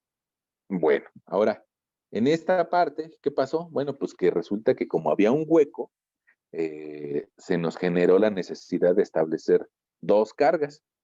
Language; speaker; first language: Spanish; native; Spanish